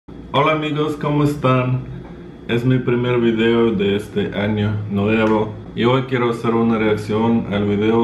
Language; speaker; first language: Spanish; non-native, fluent; Russian